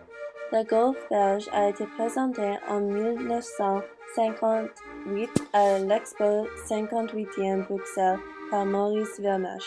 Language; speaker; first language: French; non-native, learner; English